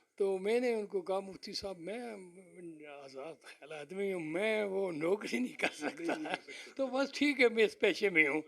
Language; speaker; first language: Urdu; non-native, local second language; Pashto